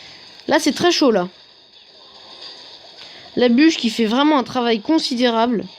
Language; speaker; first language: French; native; French